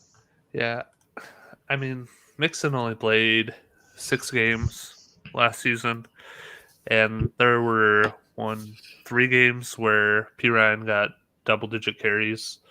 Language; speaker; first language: English; native; English